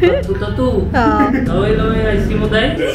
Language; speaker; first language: Filipino; non-native, learner; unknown